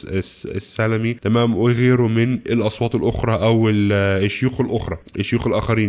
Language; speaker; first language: Arabic; native; Arabic